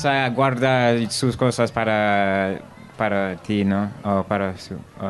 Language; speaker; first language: Spanish; non-native, learner; English